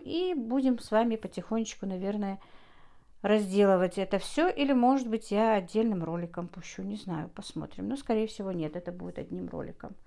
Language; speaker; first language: Russian; non-native, local second language; Chechen